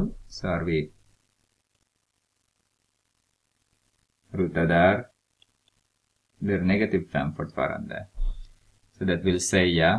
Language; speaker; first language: Swedish; non-native, fluent; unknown